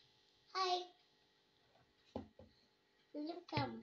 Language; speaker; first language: English; non-native, learner; Indonesian